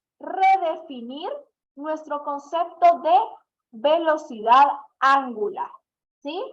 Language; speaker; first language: Spanish; native; Spanish